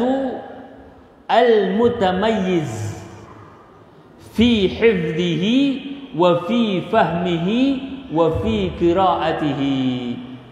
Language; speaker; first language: Arabic; non-native, fluent; Indonesian